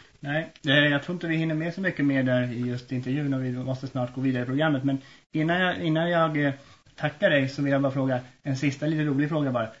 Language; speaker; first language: Swedish; native; Swedish